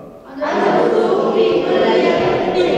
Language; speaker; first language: Arabic; non-native, learner; Indonesian